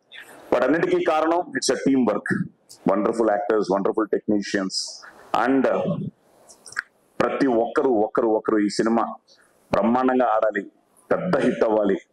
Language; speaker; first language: Telugu; native; Telugu